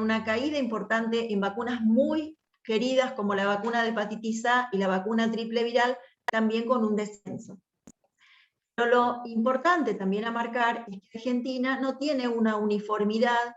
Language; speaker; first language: Spanish; native; Spanish